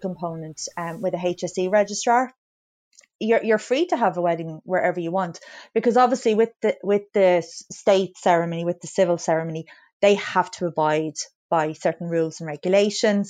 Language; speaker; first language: English; native; English